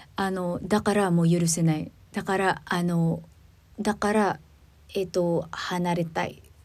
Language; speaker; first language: Japanese; non-native, learner; Filipino